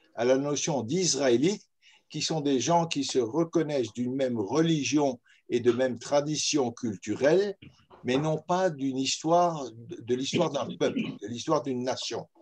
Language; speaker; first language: French; native; French